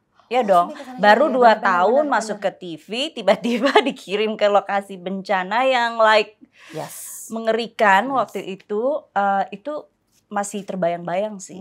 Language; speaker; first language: Indonesian; native; Indonesian